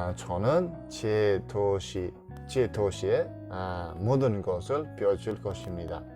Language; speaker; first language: Korean; non-native, learner; Uzbek